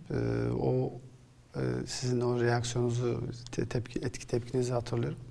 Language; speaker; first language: Turkish; early bilingual, other home language; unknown